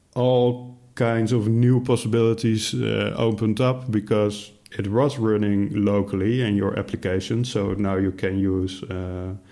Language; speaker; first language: English; non-native, fluent; Dutch